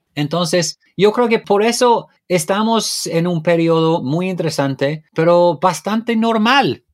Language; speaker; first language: Spanish; non-native, fluent; English